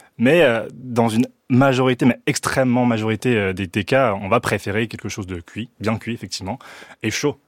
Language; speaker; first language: French; early bilingual, other home language; Wu Chinese